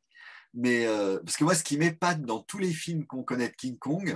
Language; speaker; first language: French; native; French